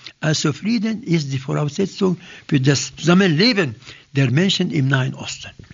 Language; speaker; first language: German; non-native, fluent; Arabic